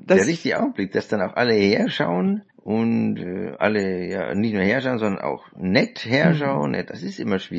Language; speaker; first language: German; native; German